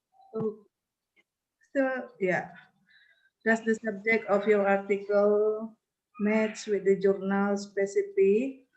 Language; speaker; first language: English; non-native, learner; Indonesian